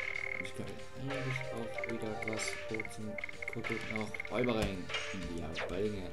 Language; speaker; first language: German; native; German